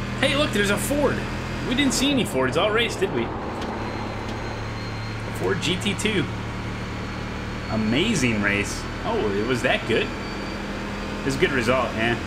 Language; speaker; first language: English; native; English